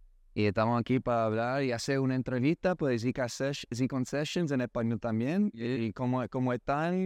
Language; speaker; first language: Spanish; non-native, learner; English